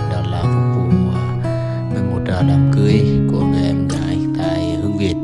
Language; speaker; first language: Vietnamese; non-native, local second language; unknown